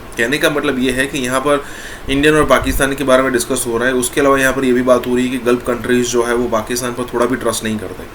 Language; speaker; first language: Hindi; native; Hindi